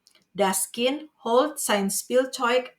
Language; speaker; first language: German; non-native, fluent; Indonesian